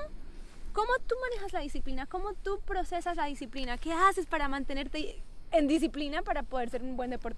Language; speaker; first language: Spanish; native; Spanish